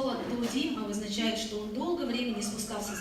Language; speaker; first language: Russian; native; Russian